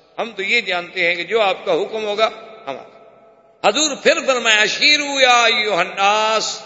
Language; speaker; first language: Urdu; native; Urdu